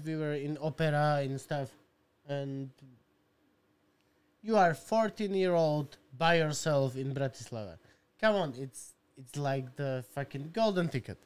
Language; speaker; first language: English; non-native, fluent; Slovak